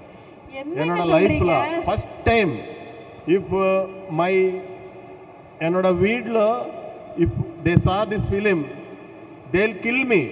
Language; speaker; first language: Tamil; non-native, learner; Telugu